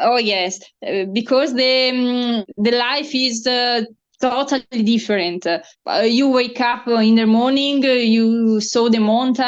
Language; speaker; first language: English; non-native, learner; Italian